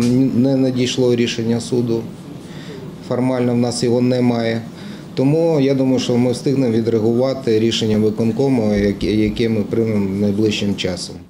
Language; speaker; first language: Ukrainian; native; Ukrainian